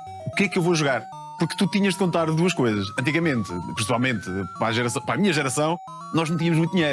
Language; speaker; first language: Portuguese; native; Portuguese